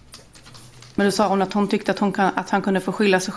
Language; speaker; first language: Swedish; native; Swedish